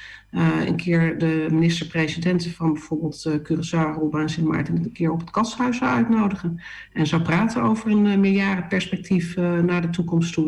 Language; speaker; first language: Dutch; native; Dutch